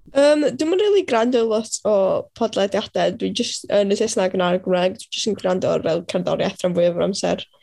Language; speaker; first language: Welsh; native; Welsh